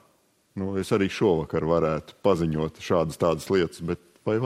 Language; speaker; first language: Latvian; native; Latvian